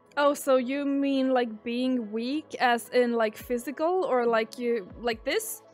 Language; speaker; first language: English; non-native, fluent; Swedish